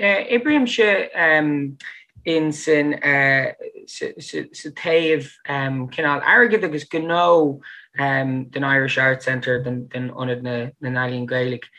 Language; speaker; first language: Irish; non-native, fluent; English